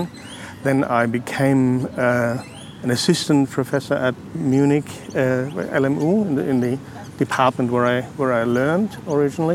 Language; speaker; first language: English; non-native, fluent; German